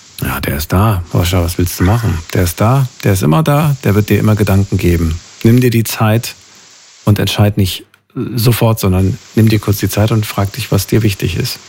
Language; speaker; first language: German; native; German